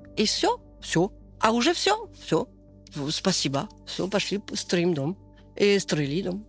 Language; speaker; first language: Russian; non-native, fluent; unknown